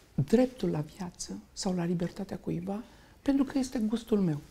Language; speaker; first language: Romanian; native; Romanian